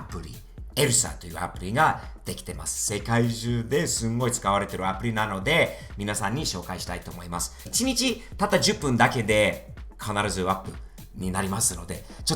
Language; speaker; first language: Japanese; non-native, fluent; English